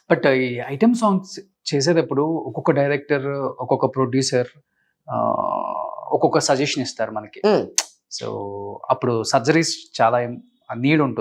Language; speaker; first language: Telugu; native; Telugu